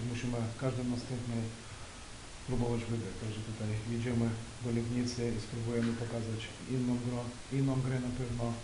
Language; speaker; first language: Polish; non-native, fluent; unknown